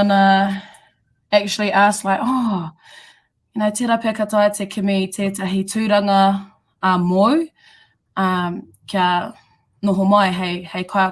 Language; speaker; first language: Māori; non-native, local second language; English